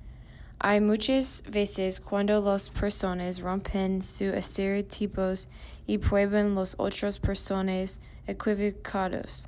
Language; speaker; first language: Spanish; non-native, learner; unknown